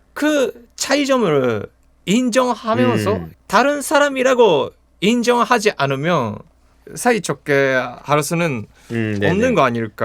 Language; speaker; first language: Korean; non-native, fluent; Japanese